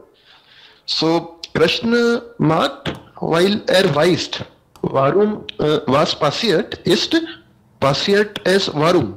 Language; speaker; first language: German; non-native, learner; Hindi